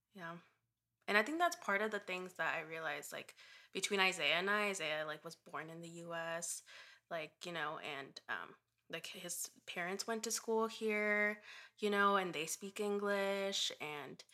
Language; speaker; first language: English; early bilingual, other home language; Spanish